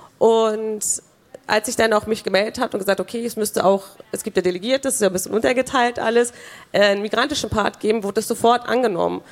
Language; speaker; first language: German; early bilingual, other home language; Kurdish